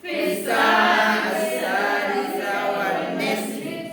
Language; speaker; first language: Arabic; non-native, learner; Indonesian